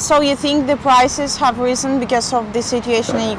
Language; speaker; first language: English; non-native, fluent; Spanish